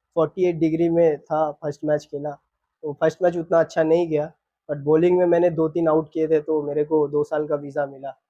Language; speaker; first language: Hindi; non-native, local second language; Bangla